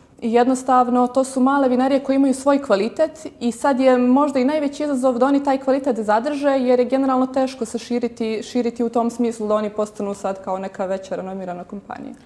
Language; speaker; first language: Croatian; native; Croatian